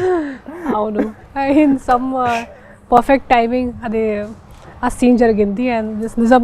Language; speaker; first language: Telugu; non-native, fluent; Hindi